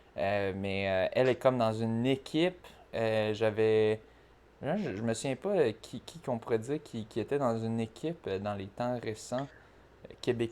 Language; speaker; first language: French; native; French